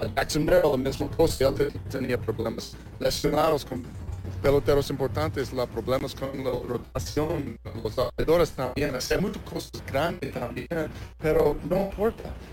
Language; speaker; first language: Spanish; non-native, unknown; English